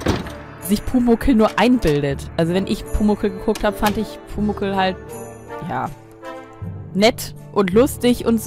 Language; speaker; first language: German; native; German